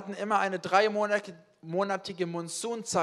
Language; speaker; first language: German; native; German